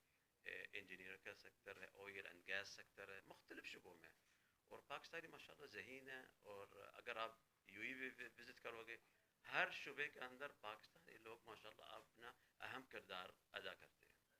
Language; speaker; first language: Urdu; non-native, fluent; Arabic